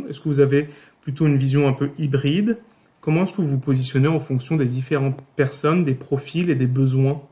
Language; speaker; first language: French; native; French